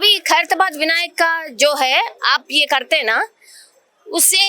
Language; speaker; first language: Hindi; non-native, local second language; Telugu